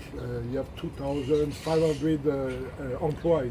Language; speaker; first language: English; non-native, learner; French